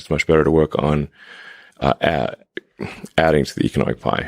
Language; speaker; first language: English; native; English